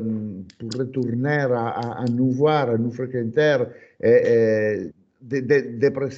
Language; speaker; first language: French; non-native, fluent; Italian